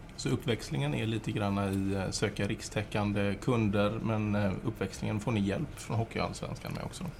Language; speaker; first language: Swedish; native; Swedish